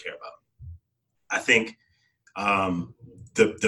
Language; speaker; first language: English; native; English